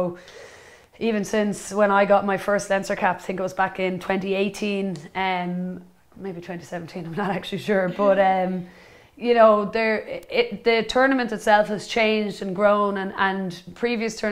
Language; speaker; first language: English; native; English